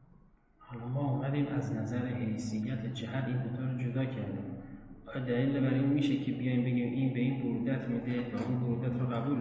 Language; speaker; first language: Persian; native; Persian